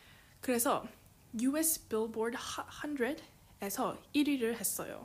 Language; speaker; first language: Korean; early bilingual, heritage; Korean